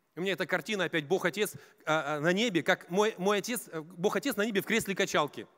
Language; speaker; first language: Russian; native; Russian